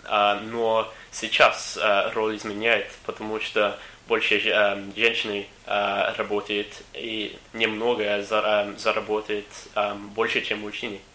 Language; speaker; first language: Russian; non-native, learner; English